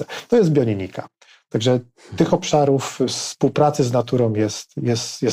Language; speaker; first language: Polish; native; Polish